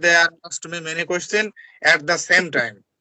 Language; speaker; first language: English; non-native, learner; Bangla